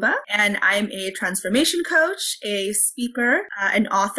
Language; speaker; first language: English; early bilingual, other home language; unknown